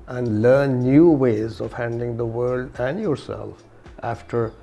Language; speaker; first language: English; non-native, local second language; Urdu